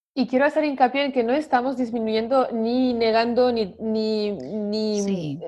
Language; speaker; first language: Spanish; non-native, fluent; French